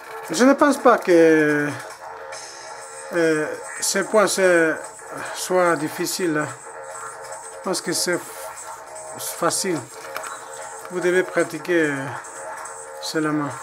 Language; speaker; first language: French; non-native, learner; Spanish